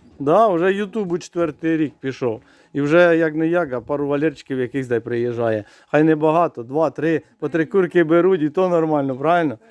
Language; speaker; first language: Ukrainian; native; Ukrainian